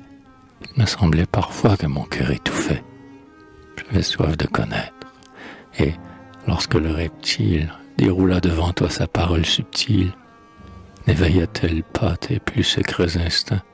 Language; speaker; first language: French; native; French